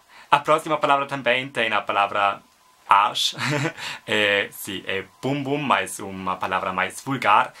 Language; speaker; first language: Portuguese; non-native, learner; German